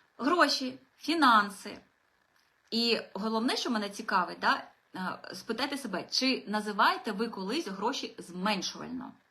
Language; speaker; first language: Ukrainian; non-native, local second language; Russian